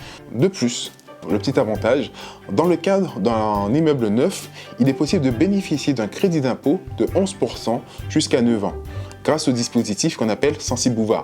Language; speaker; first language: French; native; French